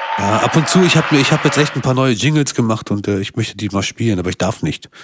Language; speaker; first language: German; early bilingual, other home language; Albanian